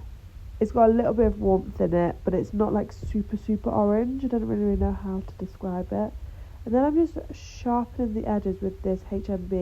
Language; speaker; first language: English; native; English